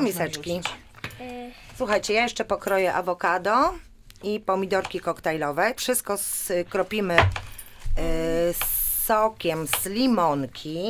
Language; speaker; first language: Polish; native; Polish